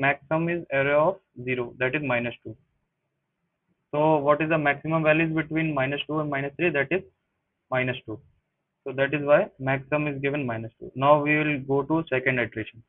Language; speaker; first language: English; non-native, local second language; Hindi